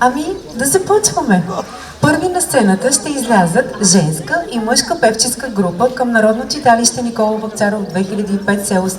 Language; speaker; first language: Bulgarian; native; Bulgarian